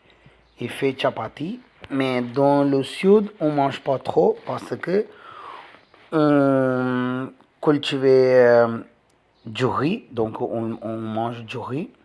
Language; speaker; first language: French; non-native, learner; Tamil